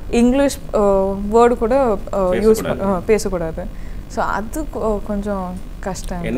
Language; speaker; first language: Tamil; non-native, learner; Kodava